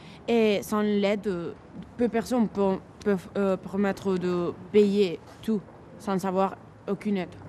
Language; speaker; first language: French; non-native, learner; Spanish